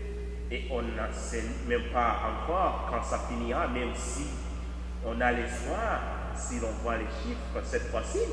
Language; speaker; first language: French; native; French